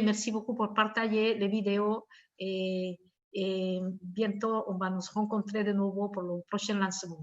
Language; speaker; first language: French; non-native, fluent; Spanish